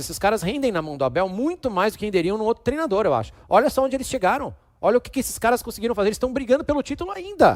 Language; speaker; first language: Portuguese; native; Portuguese